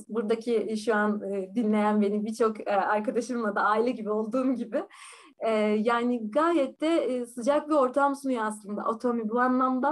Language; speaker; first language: Turkish; native; Turkish